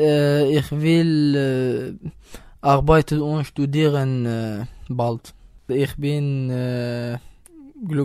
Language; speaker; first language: German; non-native, learner; Arabic